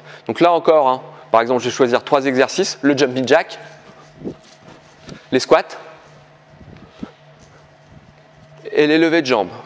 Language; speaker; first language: French; native; French